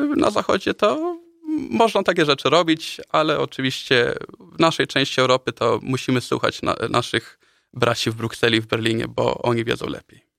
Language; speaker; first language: Polish; early bilingual, heritage; Polish